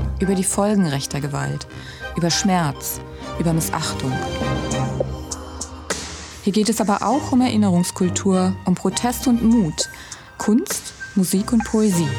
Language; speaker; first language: German; native; German